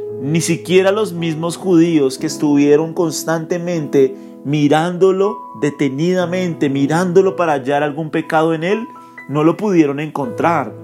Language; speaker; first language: Spanish; native; Spanish